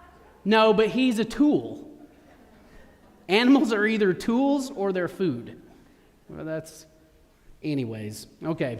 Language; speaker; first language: English; native; English